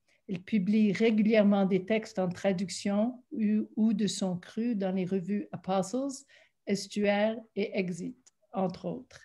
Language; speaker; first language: French; non-native, local second language; English